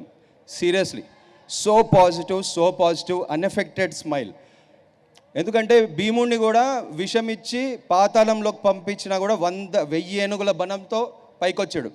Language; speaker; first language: Telugu; native; Telugu